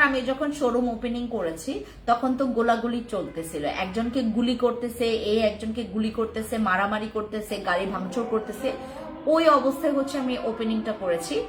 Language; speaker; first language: Bangla; non-native, local second language; Khasi